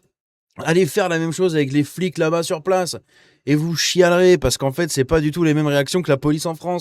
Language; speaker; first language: French; native; French